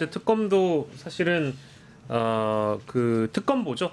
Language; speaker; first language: Korean; native; Korean